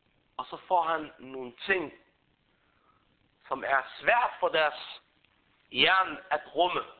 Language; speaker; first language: Danish; early bilingual, other home language; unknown